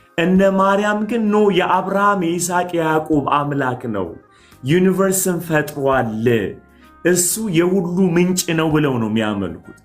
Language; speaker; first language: Amharic; non-native, fluent; Somali